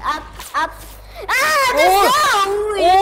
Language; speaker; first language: English; non-native, learner; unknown